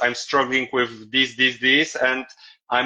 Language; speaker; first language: English; non-native, learner; Polish